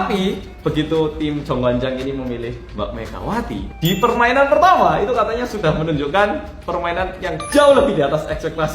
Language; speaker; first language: Indonesian; native; Indonesian